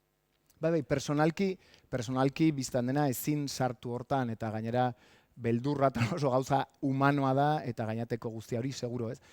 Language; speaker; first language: Basque; native; Basque